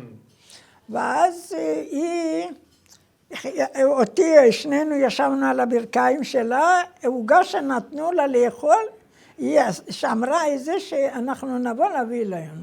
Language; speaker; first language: Hebrew; non-native, fluent; Persian